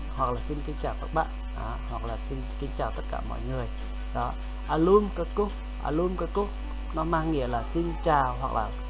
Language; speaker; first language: Vietnamese; non-native, local second language; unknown